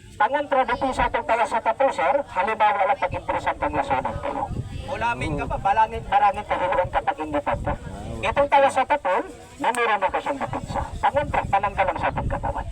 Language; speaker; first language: Filipino; non-native, local second language; Cebuano